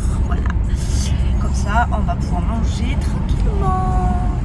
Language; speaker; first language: French; native; French